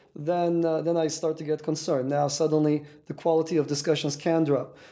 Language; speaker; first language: English; non-native, fluent; Turkish